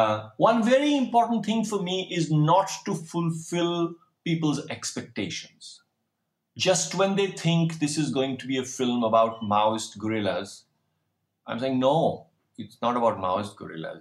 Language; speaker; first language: English; non-native, local second language; Hindi